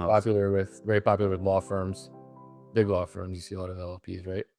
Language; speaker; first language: English; native; English